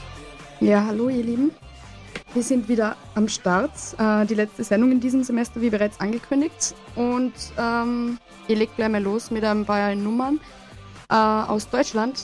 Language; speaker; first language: German; native; German